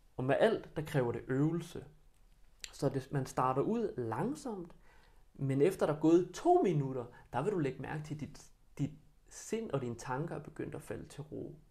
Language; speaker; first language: Danish; early bilingual, other home language; Bosnian